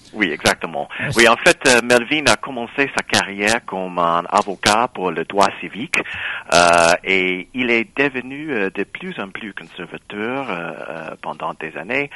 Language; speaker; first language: French; non-native, fluent; English